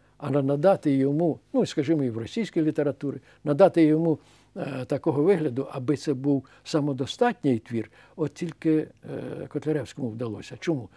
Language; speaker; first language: Ukrainian; native; Ukrainian